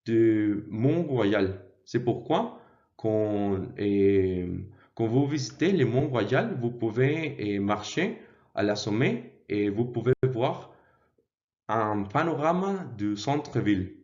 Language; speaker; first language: French; non-native, learner; Spanish